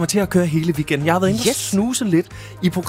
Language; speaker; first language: Danish; native; Danish